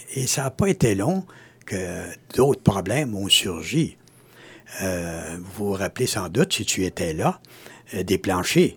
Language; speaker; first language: French; native; French